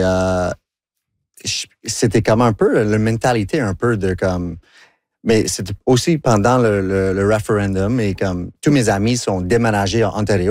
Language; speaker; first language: French; non-native, local second language; English